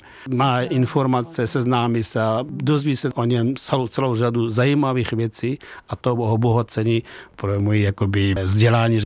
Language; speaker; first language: Czech; non-native, fluent; Persian